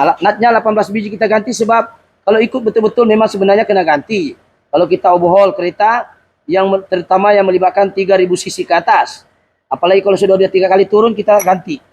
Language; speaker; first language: Malay; native; Malay